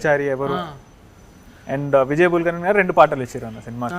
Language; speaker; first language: Telugu; native; Telugu